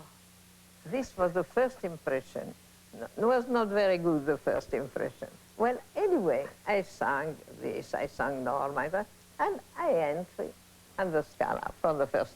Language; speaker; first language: English; non-native, learner; Italian